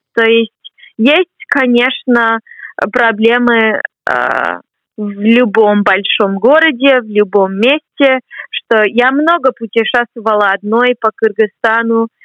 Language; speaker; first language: Russian; non-native, fluent; English